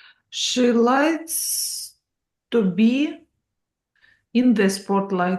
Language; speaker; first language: English; non-native, learner; Russian